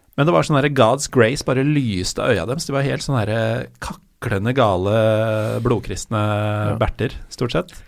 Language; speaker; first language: Norwegian; native; Norwegian